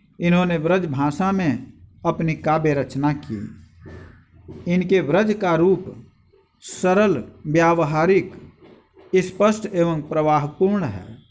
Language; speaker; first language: Hindi; native; Hindi